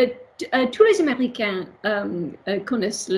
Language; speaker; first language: French; non-native, learner; English